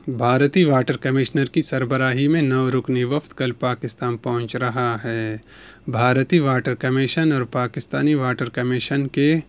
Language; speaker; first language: Urdu; non-native, local second language; Baluchi